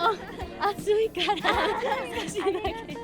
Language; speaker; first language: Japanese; non-native, learner; English